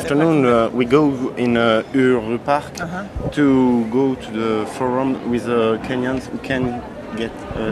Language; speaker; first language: English; non-native, learner; French